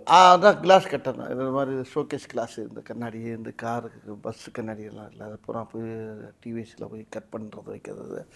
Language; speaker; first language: Tamil; native; Tamil